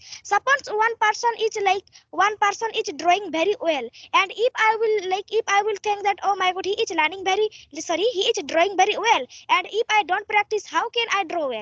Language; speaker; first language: English; non-native, learner; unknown